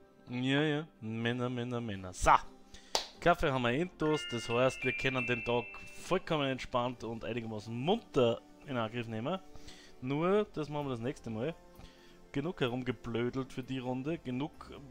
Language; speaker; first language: German; native; German